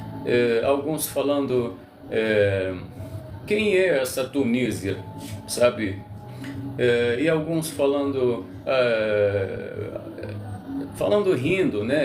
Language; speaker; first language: Portuguese; non-native, local second language; Arabic